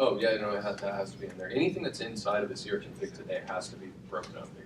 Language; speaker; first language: English; native; English